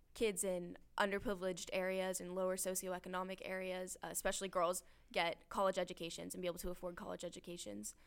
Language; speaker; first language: English; native; English